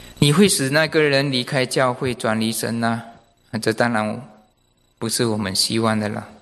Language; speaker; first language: Chinese; native; Chinese